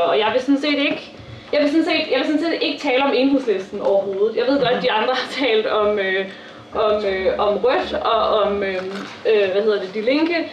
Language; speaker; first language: Danish; native; Danish